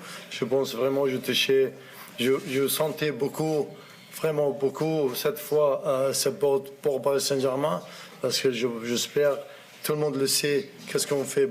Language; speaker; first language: French; non-native, learner; Arabic